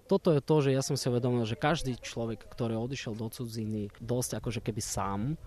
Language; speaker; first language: Slovak; early bilingual, other home language; Ukrainian